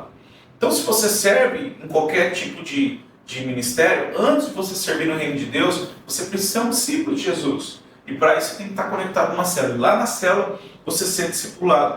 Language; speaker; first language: Portuguese; native; Portuguese